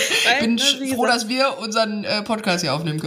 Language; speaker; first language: German; native; German